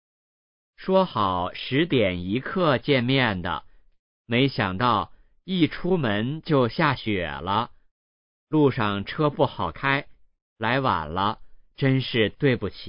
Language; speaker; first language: Chinese; native; Chinese